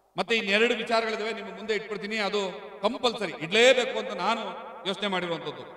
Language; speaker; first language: Kannada; native; Kannada